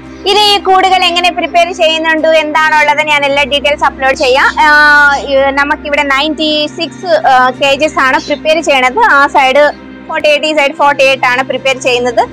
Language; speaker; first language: Malayalam; non-native, local second language; Telugu